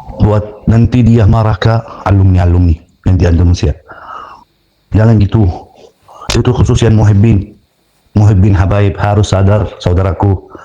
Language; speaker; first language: Indonesian; non-native, learner; Arabic